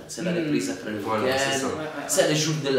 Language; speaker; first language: French; non-native, fluent; Italian